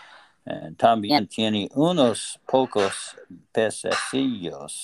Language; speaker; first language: Spanish; non-native, learner; English